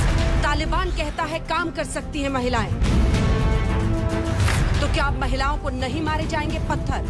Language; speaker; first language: Hindi; native; Hindi